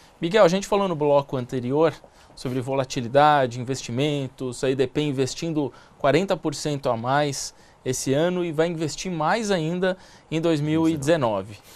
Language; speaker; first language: Portuguese; native; Portuguese